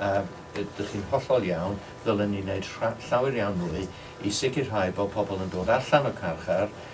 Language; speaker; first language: Welsh; non-native, local second language; English